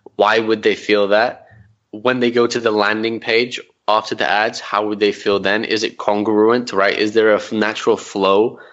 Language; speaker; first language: English; early bilingual, other home language; Arabic